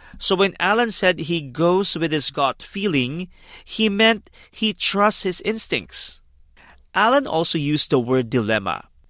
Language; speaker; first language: English; non-native, fluent; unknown